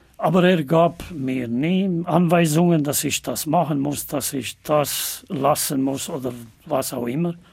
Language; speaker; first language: German; non-native, fluent; Albanian